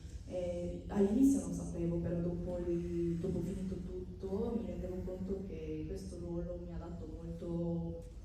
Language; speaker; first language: Italian; non-native, fluent; Korean